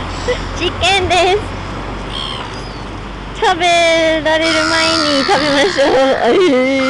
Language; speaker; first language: Japanese; non-native, fluent; English